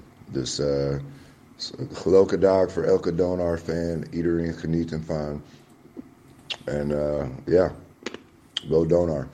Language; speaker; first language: Dutch; non-native, learner; English